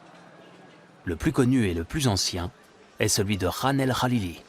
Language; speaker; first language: French; native; French